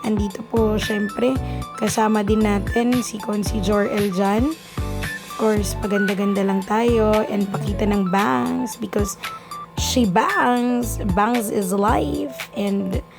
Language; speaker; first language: Filipino; non-native, local second language; Bikol